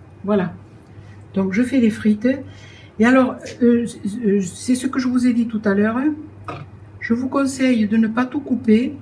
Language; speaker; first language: French; native; French